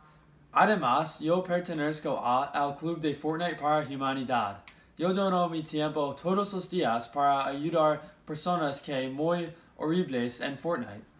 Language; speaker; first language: Spanish; non-native, learner; English